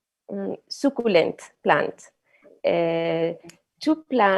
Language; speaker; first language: English; non-native, learner; Spanish